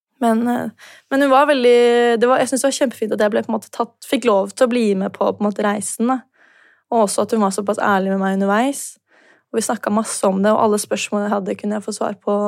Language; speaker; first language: Norwegian; native; Norwegian